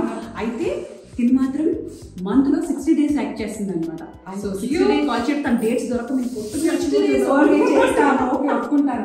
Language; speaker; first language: Telugu; native; Telugu